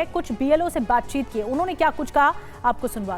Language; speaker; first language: Hindi; native; Hindi